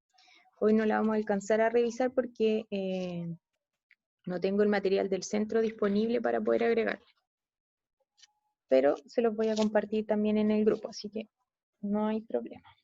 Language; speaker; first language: Spanish; native; Spanish